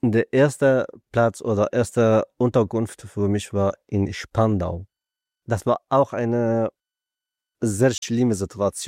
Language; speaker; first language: German; non-native, fluent; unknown